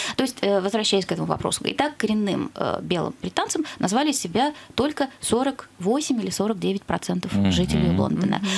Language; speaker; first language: Russian; native; Russian